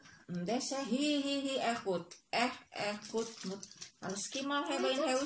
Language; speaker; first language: Dutch; non-native, learner; Indonesian